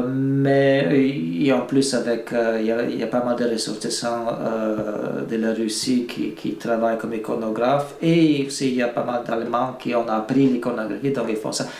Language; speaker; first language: French; non-native, fluent; Bulgarian